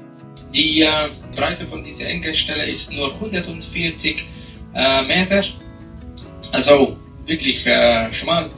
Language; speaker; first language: German; non-native, fluent; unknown